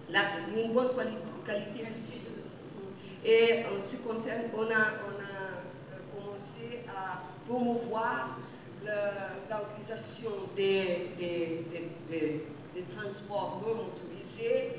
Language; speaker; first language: French; non-native, fluent; Portuguese